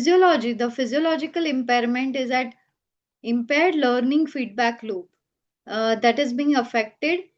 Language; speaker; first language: English; non-native, local second language; Gujarati